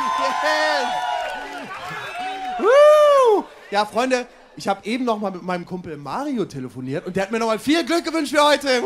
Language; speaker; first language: German; native; German